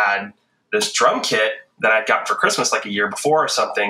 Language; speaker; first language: English; native; English